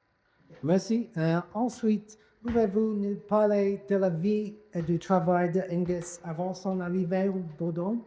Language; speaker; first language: French; non-native, fluent; English